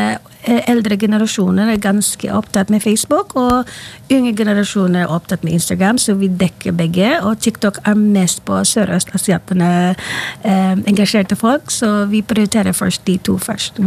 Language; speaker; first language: Norwegian; non-native, fluent; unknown